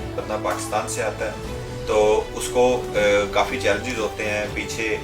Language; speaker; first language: Urdu; non-native, local second language; Punjabi